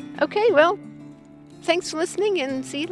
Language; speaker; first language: English; native; English